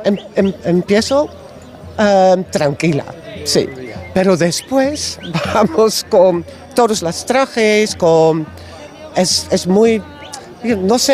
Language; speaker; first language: Spanish; non-native, learner; Dutch